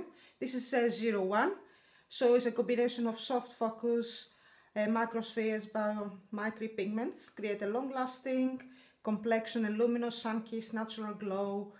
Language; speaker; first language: English; non-native, fluent; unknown